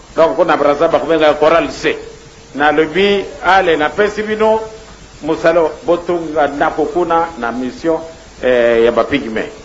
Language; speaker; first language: Lingala; non-native, local second language; Kongo